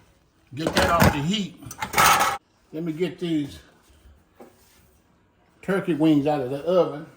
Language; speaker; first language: English; native; English